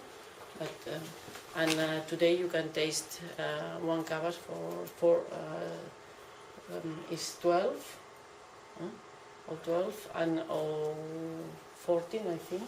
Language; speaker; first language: English; non-native, learner; Catalan